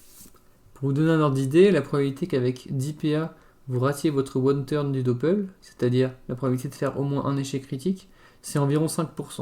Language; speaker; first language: French; native; French